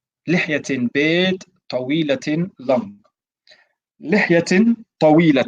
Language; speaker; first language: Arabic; non-native, fluent; English